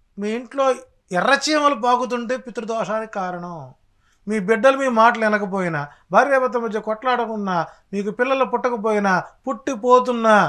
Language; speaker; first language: Telugu; native; Telugu